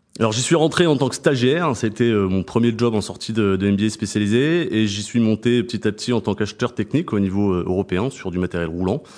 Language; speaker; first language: French; native; French